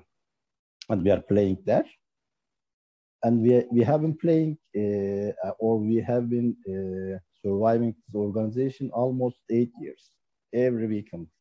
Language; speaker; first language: English; non-native, learner; Turkish